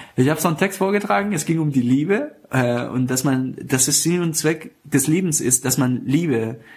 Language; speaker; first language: German; non-native, fluent; Persian